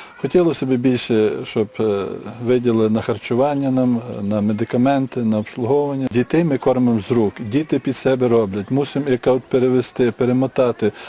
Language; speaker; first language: Ukrainian; native; Ukrainian